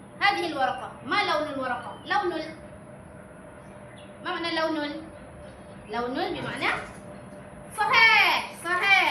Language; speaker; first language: Arabic; non-native, learner; Malay